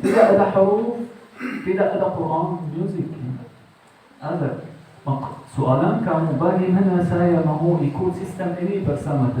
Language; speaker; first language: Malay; non-native, learner; Arabic